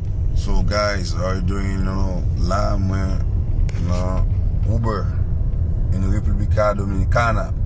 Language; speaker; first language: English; non-native, learner; Haitian Creole